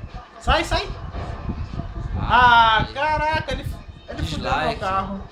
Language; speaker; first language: Portuguese; native; Portuguese